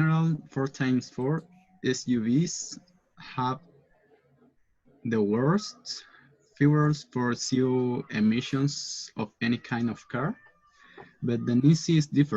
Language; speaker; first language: English; non-native, learner; Spanish